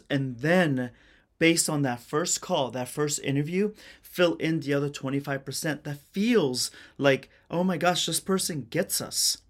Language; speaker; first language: English; early bilingual, other home language; Persian